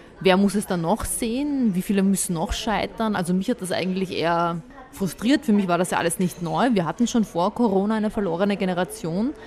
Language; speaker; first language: German; early bilingual, other home language; Bosnian